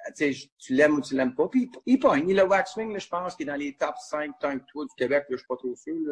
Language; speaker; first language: French; native; French